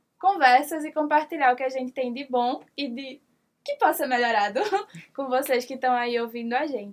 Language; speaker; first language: Portuguese; native; Portuguese